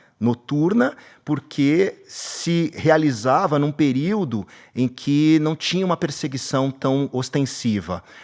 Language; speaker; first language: Portuguese; native; Portuguese